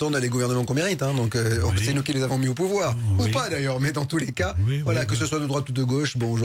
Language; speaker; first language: French; native; French